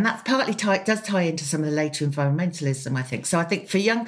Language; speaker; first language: English; native; English